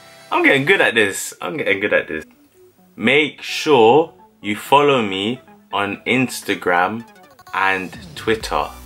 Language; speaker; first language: English; native; English